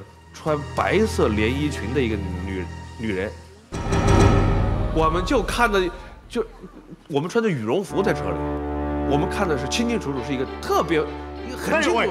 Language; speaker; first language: Chinese; native; Chinese